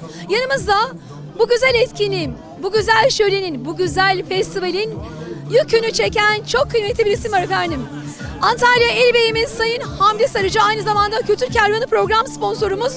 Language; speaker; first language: Turkish; native; Turkish